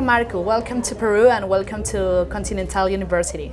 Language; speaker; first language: English; non-native, fluent; Spanish